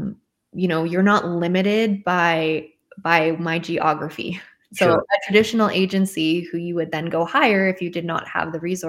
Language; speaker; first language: English; native; English